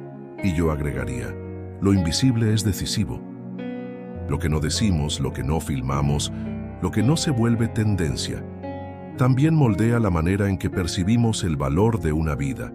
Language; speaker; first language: Spanish; native; Spanish